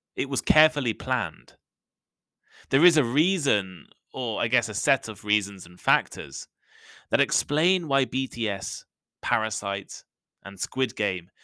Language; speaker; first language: English; native; English